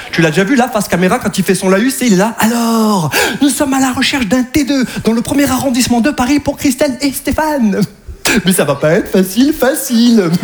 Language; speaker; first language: French; native; French